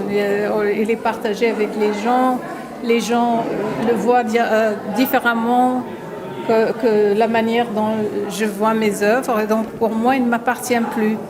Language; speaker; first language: French; non-native, local second language; Arabic